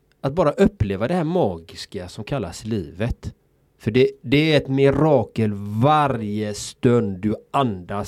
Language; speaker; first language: Swedish; native; Swedish